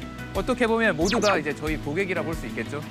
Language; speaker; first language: Korean; native; Korean